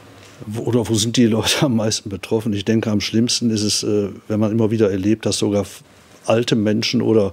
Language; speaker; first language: German; native; German